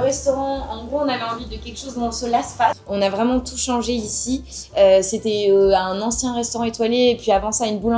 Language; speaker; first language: French; native; French